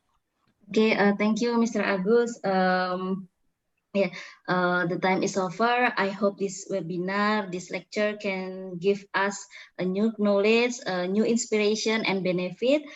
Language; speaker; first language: English; non-native, learner; Indonesian